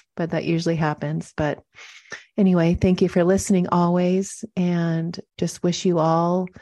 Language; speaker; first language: English; native; English